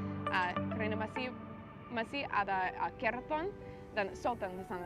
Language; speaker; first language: Indonesian; non-native, learner; English